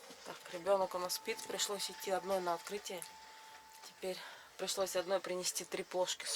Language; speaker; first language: Russian; native; Russian